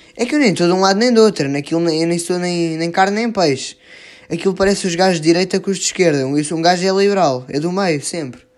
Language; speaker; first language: Portuguese; native; Portuguese